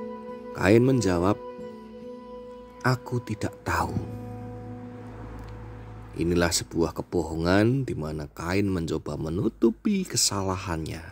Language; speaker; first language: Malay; non-native, local second language; Javanese